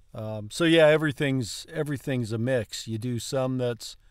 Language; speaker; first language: English; native; English